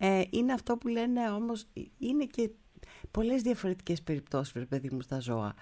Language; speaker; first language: Greek; native; Greek